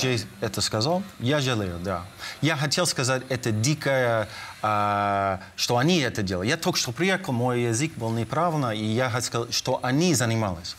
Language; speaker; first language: Russian; non-native, fluent; English